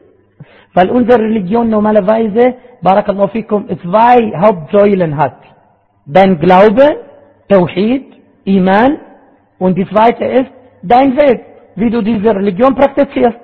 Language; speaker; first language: German; non-native, fluent; Arabic